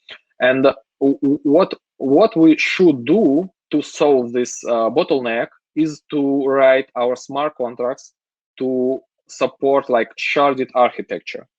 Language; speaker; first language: English; non-native, fluent; Russian